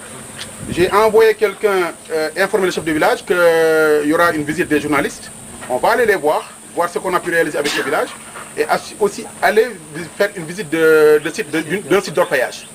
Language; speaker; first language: French; non-native, local second language; Wolof